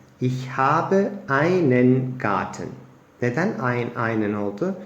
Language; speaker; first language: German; non-native, fluent; Turkish